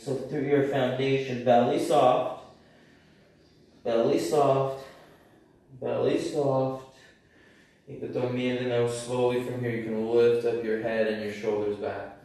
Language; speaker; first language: English; native; English